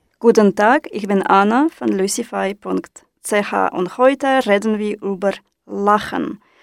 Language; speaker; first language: German; non-native, fluent; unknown